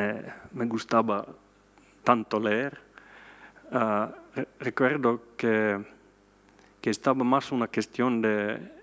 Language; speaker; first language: Spanish; non-native, fluent; Swedish